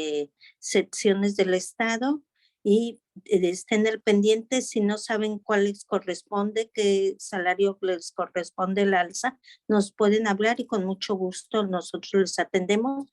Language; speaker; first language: Spanish; native; Spanish